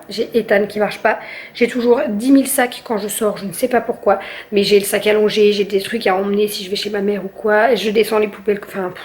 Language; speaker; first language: French; native; French